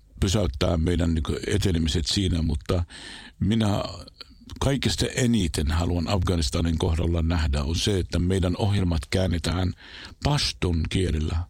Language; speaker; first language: Finnish; non-native, fluent; Arabic